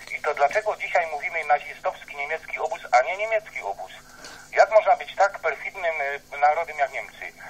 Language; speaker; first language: Polish; native; Polish